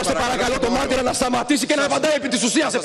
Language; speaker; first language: Greek; native; Greek